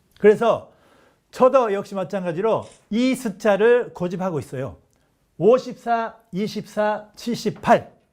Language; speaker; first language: Korean; non-native, fluent; Japanese